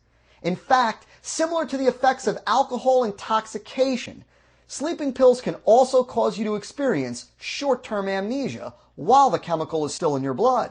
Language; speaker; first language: English; native; English